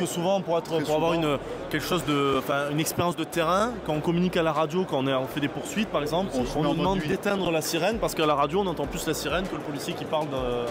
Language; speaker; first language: French; native; French